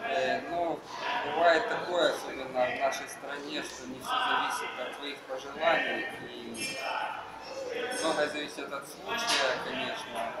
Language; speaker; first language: Russian; native; Russian